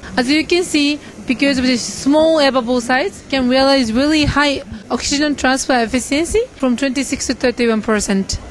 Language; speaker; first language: English; non-native, fluent; Japanese